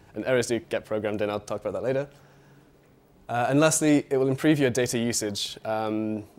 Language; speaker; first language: English; native; English